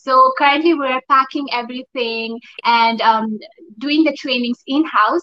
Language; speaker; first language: English; non-native, local second language; Nepali